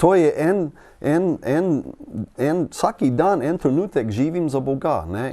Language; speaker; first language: Slovenian; non-native, learner; English